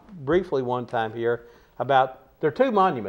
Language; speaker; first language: English; native; English